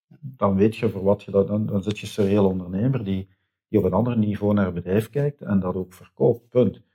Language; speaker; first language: Dutch; native; Dutch